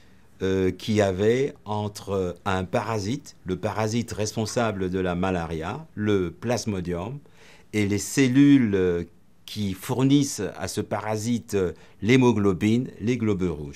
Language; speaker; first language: French; native; French